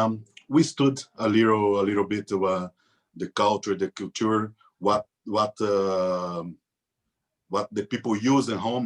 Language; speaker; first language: English; non-native, learner; Portuguese